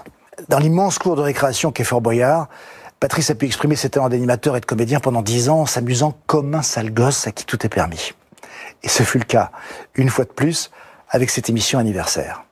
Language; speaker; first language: French; native; French